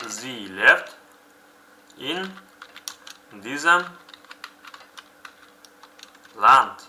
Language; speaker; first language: German; non-native, fluent; Uzbek